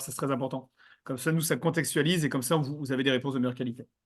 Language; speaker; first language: French; native; French